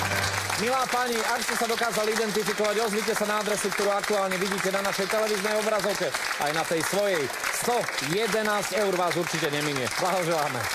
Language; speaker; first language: Slovak; native; Slovak